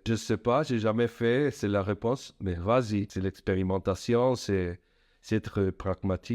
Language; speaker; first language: French; non-native, fluent; Spanish